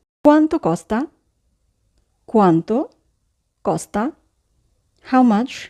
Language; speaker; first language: Italian; non-native, fluent; Bangla